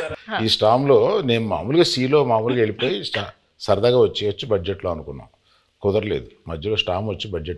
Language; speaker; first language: Telugu; native; Telugu